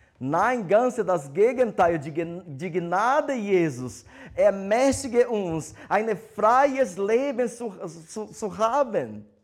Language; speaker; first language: German; non-native, fluent; Portuguese